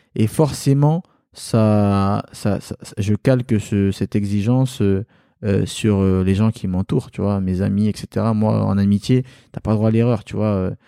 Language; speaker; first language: French; early bilingual, other home language; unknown